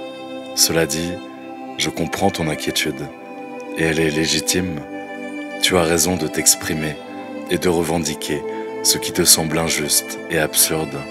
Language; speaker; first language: French; native; French